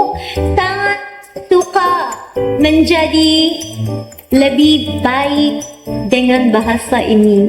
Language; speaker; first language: Indonesian; non-native, learner; Filipino